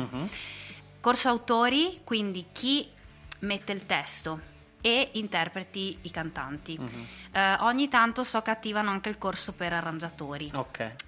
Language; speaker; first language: Italian; native; Italian